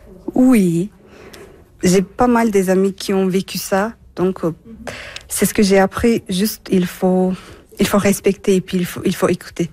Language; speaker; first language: French; non-native, fluent; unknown